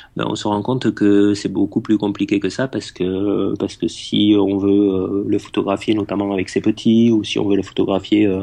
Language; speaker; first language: French; native; French